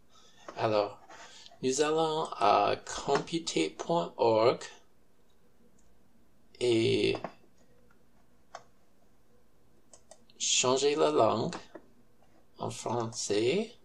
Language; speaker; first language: French; non-native, fluent; English